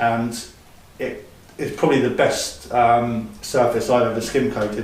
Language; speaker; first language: English; native; English